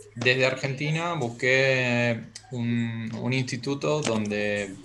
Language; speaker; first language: Spanish; native; Spanish